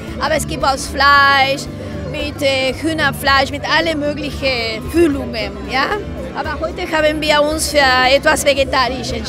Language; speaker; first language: German; non-native, fluent; Spanish